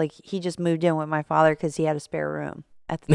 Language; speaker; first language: English; native; English